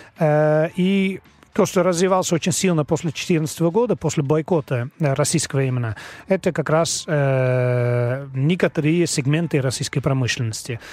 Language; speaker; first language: Russian; non-native, learner; Dutch